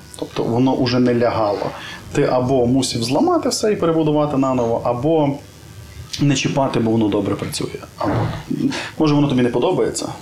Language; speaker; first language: Ukrainian; native; Ukrainian